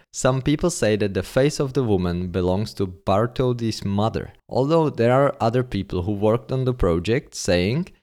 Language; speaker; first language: English; non-native, fluent; Czech